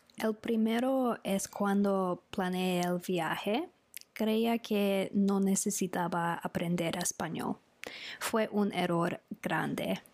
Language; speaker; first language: Spanish; non-native, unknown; English